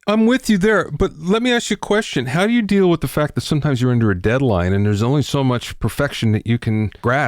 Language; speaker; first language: English; native; English